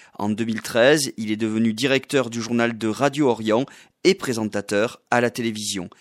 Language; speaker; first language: French; native; French